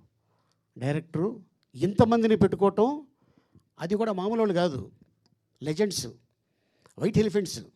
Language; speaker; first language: Telugu; native; Telugu